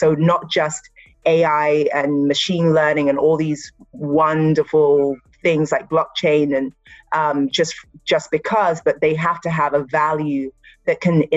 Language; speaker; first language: English; native; English